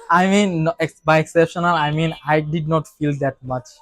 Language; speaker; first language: English; non-native, local second language; Bangla